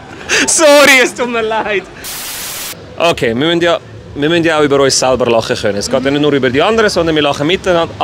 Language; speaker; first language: German; native; German